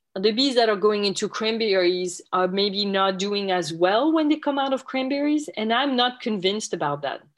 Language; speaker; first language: English; non-native, fluent; French